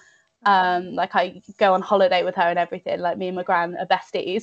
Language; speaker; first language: English; native; English